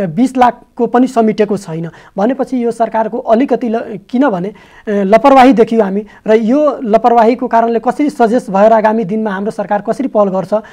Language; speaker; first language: Nepali; non-native, local second language; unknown